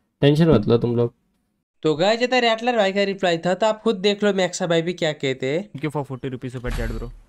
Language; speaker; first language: Hindi; native; Hindi